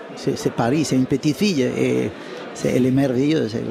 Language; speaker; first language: French; non-native, fluent; Spanish